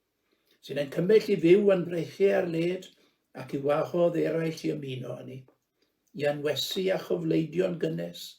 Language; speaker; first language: Welsh; native; Welsh